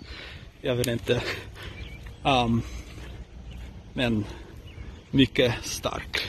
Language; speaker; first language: Swedish; non-native, learner; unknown